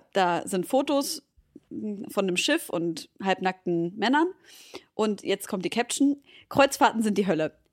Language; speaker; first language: German; native; German